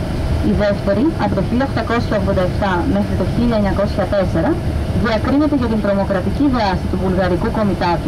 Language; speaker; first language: Greek; native; Greek